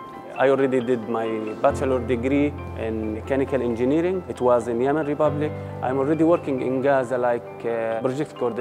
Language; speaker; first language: English; non-native, learner; Arabic